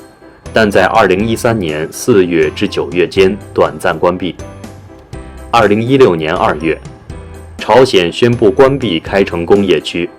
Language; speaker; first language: Chinese; native; Chinese